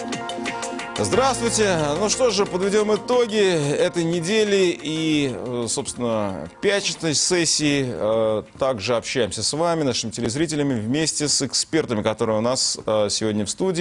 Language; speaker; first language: Russian; native; Russian